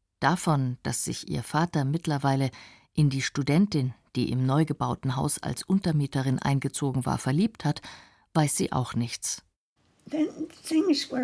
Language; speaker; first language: German; native; German